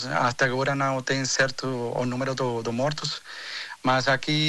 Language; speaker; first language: Portuguese; non-native, fluent; Spanish